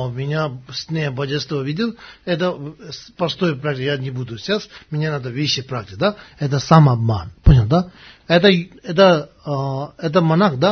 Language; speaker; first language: Russian; non-native, learner; Tibetan